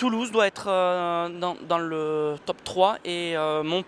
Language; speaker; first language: French; native; French